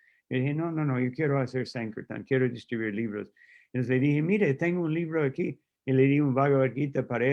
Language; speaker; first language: Spanish; non-native, fluent; English